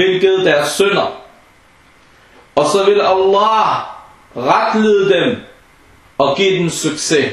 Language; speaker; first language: Danish; non-native, fluent; Arabic